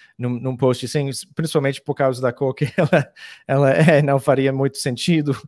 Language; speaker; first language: Portuguese; non-native, fluent; English